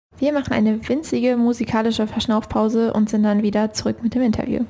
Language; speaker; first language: German; native; German